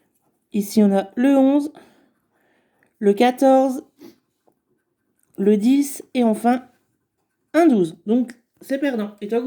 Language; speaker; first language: French; native; French